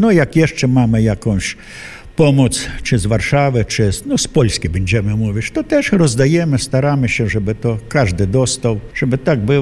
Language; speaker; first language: Polish; early bilingual, heritage; Polish